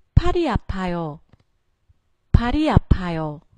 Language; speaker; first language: Korean; non-native, fluent; Vietnamese